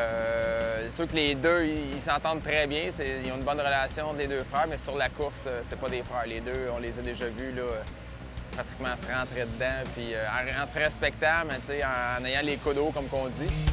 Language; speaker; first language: French; native; French